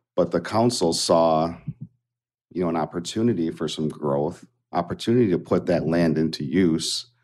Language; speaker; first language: English; native; English